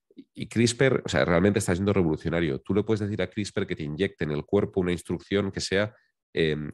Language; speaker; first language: Spanish; native; Spanish